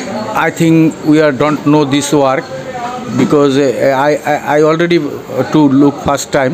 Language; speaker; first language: English; non-native, learner; Bangla